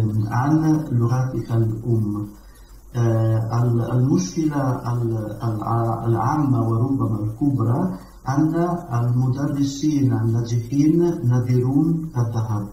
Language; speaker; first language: Arabic; non-native, learner; Italian